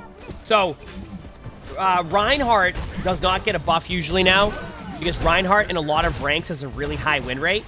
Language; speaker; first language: English; native; English